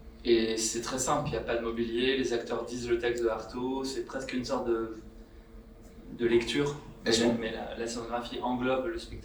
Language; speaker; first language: French; native; French